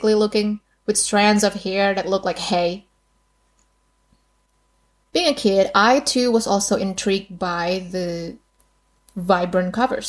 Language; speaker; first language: English; non-native, fluent; Indonesian